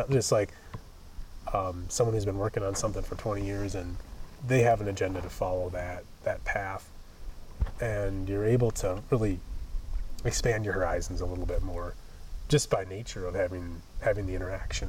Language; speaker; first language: English; native; English